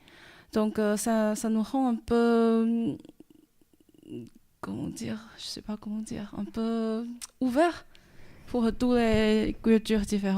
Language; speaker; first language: French; non-native, fluent; Chinese